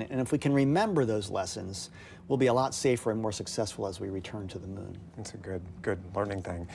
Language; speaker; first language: English; native; English